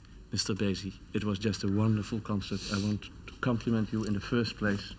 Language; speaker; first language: English; non-native, fluent; Dutch